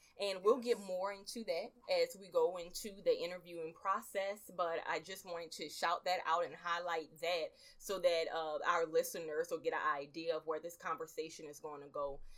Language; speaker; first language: English; native; English